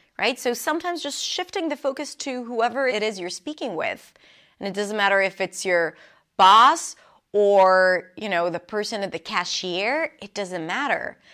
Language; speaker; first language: English; non-native, fluent; Hebrew